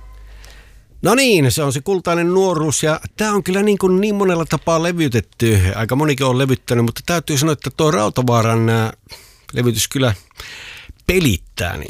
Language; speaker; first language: Finnish; native; Finnish